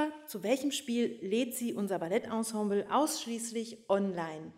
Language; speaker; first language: German; native; German